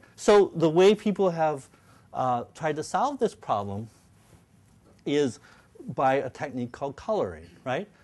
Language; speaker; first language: English; native; English